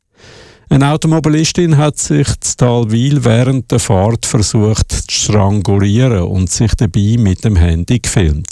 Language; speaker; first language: German; native; German